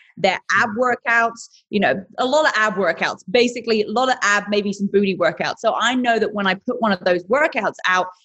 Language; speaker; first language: English; native; English